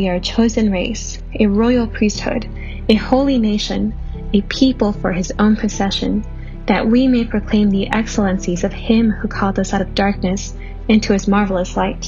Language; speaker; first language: English; early bilingual, other home language; Spanish